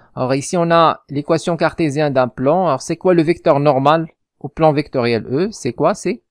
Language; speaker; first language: French; non-native, local second language; Arabic